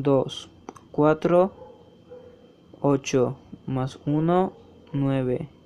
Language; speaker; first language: Spanish; native; Spanish